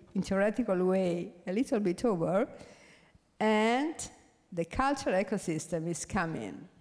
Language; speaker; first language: English; non-native, fluent; Italian